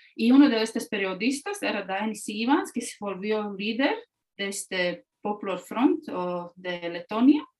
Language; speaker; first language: Spanish; non-native, fluent; Latvian